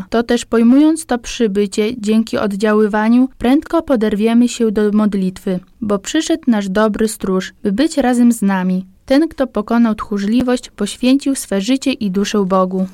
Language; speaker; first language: Polish; native; Polish